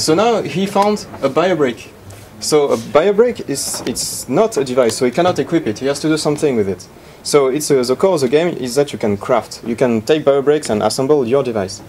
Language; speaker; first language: English; non-native, fluent; French